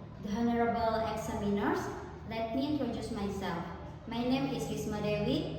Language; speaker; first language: English; non-native, learner; Indonesian